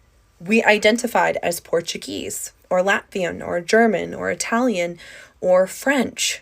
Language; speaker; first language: English; native; English